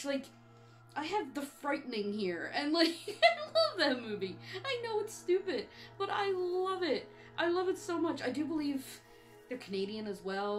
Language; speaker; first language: English; native; English